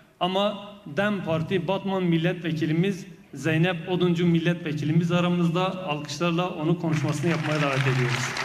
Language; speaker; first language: Turkish; non-native, local second language; Kurdish